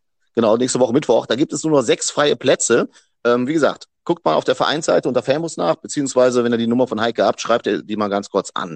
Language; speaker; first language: German; native; German